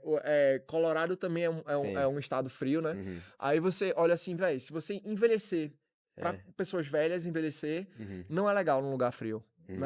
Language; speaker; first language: Portuguese; native; Portuguese